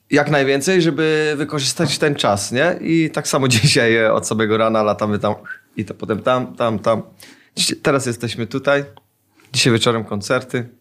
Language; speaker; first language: Polish; early bilingual, heritage; Polish